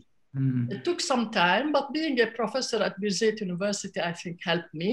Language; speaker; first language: English; non-native, fluent; Arabic